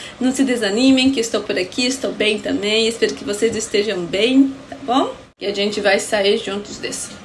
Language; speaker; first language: Portuguese; non-native, fluent; Spanish